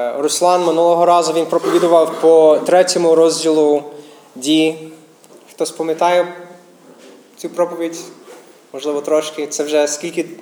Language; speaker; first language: Ukrainian; non-native, fluent; English